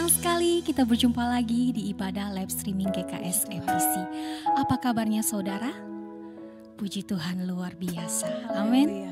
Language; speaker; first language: Indonesian; native; Indonesian